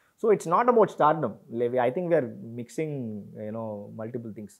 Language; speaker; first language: English; non-native, local second language; Tamil